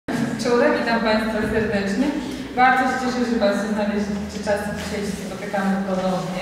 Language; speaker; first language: Polish; non-native, fluent; Georgian